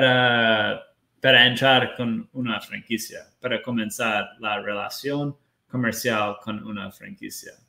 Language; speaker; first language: Spanish; non-native, fluent; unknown